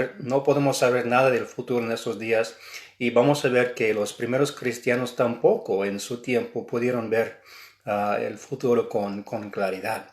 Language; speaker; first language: Spanish; non-native, fluent; English